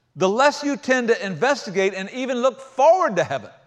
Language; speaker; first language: English; native; English